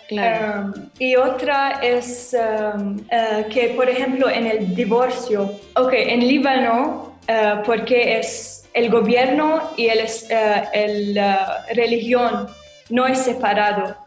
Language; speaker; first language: Spanish; non-native, learner; Arabic